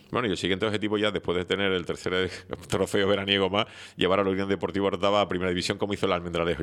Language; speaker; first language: Spanish; native; Spanish